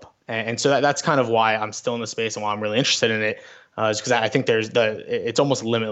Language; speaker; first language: English; native; English